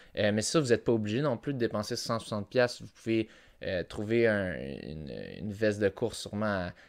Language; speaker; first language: French; native; French